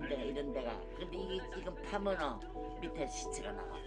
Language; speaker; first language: Korean; native; Korean